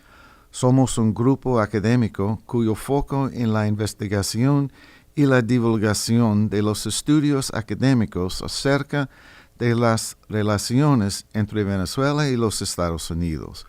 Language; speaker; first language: Spanish; non-native, fluent; English